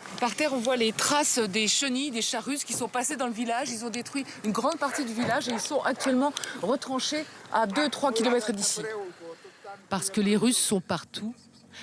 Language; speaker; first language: French; native; French